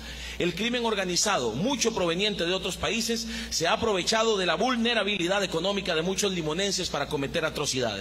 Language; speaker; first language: Spanish; native; Spanish